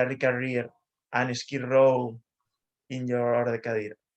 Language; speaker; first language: English; non-native, learner; Spanish